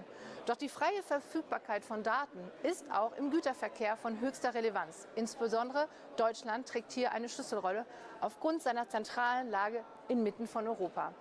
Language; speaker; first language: German; native; German